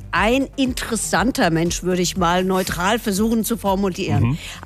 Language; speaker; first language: German; native; German